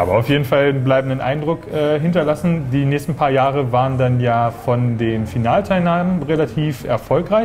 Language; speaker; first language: German; native; German